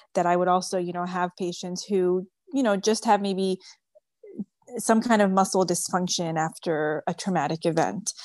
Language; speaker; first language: English; early bilingual, other home language; French